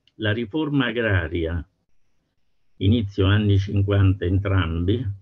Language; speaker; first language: Italian; native; Italian